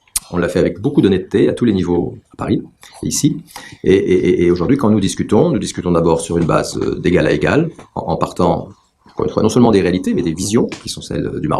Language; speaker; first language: French; native; French